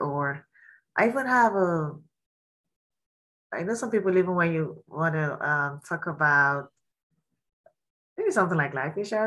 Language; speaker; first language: English; non-native, local second language; Yoruba